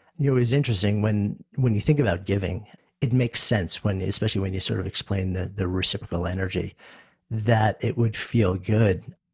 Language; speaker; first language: English; native; English